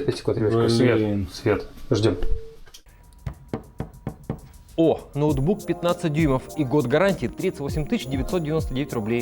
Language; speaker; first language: Russian; native; Russian